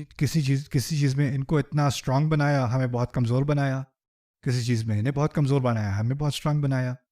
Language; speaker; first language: Urdu; native; Urdu